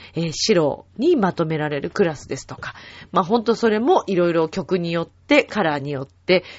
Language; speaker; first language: Japanese; native; Japanese